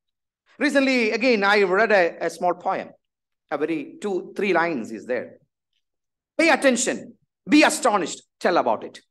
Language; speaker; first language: English; non-native, local second language; Malayalam